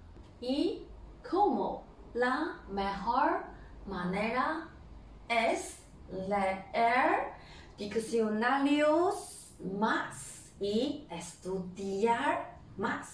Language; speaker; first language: Spanish; non-native, learner; Chinese